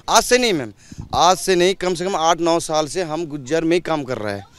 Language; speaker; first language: Hindi; non-native, local second language; Bangla